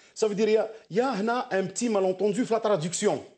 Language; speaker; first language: French; non-native, local second language; Arabic